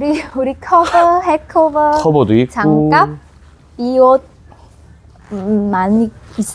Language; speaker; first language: Korean; non-native, learner; Vietnamese